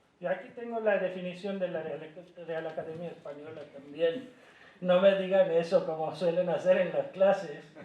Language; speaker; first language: Spanish; non-native, fluent; Urdu